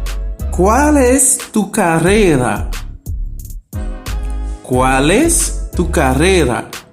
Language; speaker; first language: Spanish; non-native, fluent; Haitian Creole